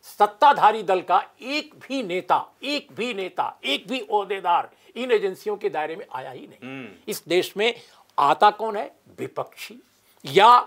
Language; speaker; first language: Hindi; native; Hindi